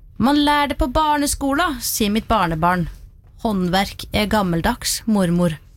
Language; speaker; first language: Norwegian; native; Norwegian